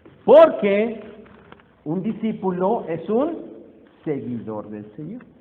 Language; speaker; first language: Spanish; native; Spanish